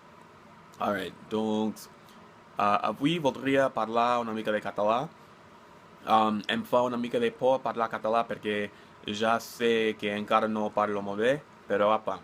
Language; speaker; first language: Catalan; non-native, learner; English